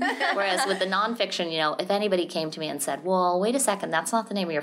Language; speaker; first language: English; native; English